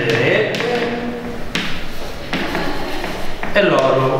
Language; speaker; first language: Italian; native; Italian